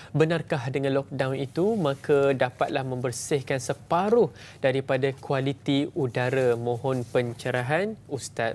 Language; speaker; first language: Malay; native; Malay